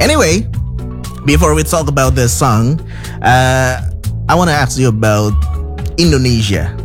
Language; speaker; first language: English; non-native, fluent; Indonesian